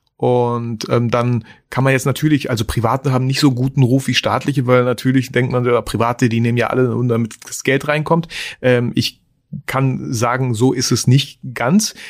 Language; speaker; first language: German; early bilingual, other home language; Russian